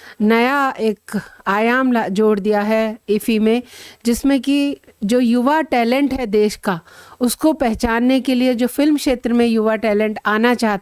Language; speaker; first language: Hindi; native; Hindi